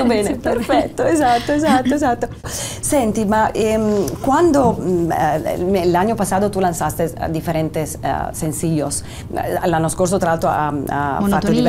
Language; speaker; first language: Italian; native; Italian